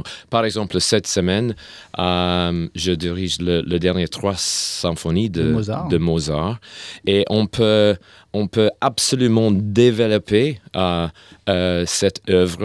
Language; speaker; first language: French; non-native, learner; English